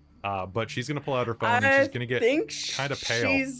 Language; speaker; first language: English; native; English